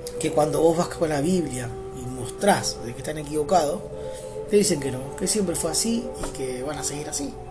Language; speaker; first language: Spanish; native; Spanish